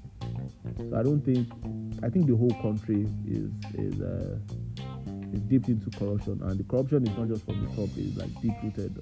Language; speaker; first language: English; non-native, local second language; Yoruba